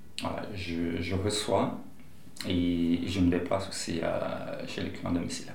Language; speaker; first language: French; non-native, fluent; Portuguese